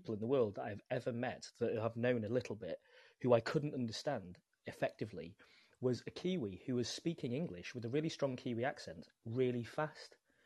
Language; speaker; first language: English; native; English